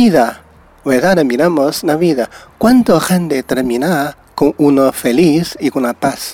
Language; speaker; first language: Spanish; non-native, learner; Chinese